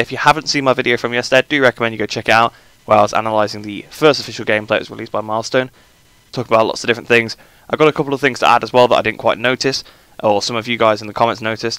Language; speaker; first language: English; native; English